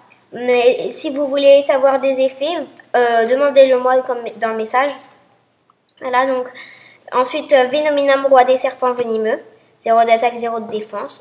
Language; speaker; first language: French; native; French